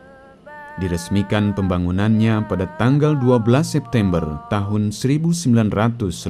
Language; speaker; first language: Indonesian; native; Indonesian